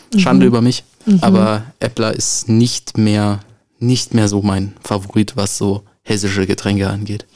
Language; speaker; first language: German; native; German